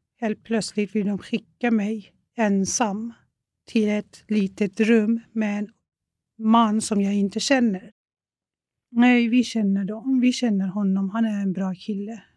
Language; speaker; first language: Swedish; non-native, fluent; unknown